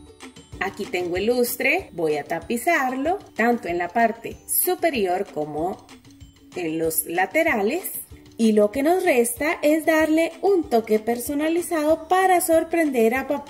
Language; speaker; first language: Spanish; native; Spanish